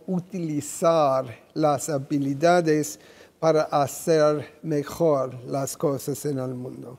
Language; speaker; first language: Spanish; non-native, fluent; English